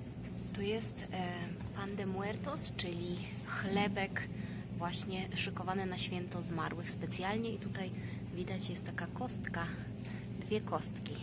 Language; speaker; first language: Polish; native; Polish